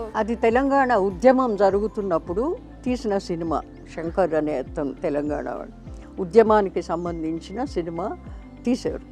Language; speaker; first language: Telugu; native; Telugu